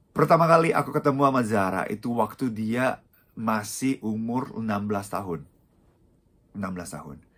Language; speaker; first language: Indonesian; non-native, fluent; Japanese